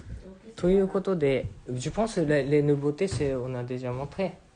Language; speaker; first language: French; non-native, fluent; Japanese